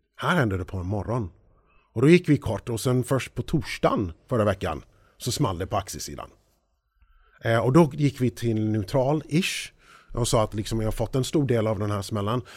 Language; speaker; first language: Swedish; early bilingual, heritage; English